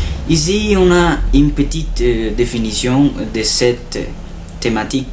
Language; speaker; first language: French; non-native, learner; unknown